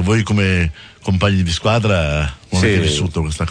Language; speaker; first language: Italian; native; Italian